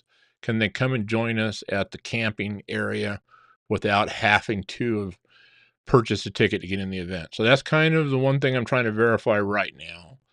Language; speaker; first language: English; native; English